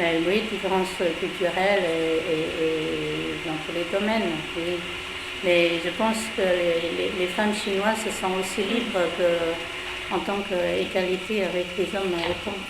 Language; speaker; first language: French; non-native, fluent; Chinese